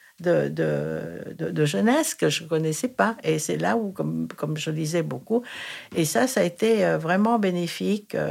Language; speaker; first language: French; non-native, fluent; Thai